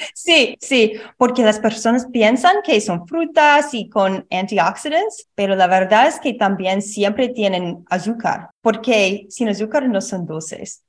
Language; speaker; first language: Spanish; non-native, learner; English